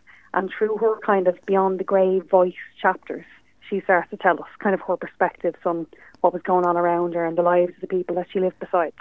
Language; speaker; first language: English; native; English